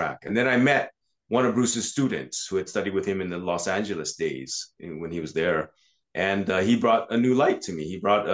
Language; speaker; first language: English; native; English